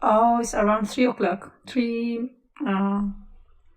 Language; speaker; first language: English; non-native, fluent; Italian